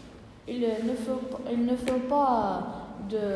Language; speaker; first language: French; non-native, learner; Arabic